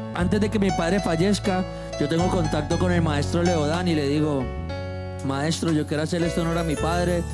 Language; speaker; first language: Spanish; native; Spanish